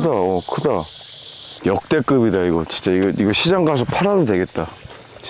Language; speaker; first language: Korean; native; Korean